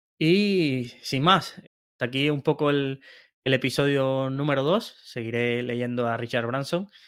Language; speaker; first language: Spanish; native; Spanish